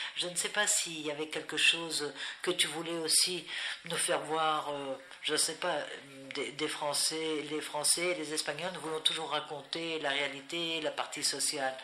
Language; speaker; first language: French; non-native, fluent; Spanish